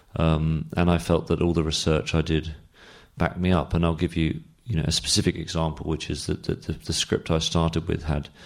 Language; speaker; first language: English; native; English